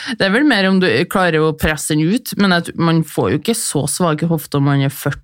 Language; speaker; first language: Norwegian; native; Norwegian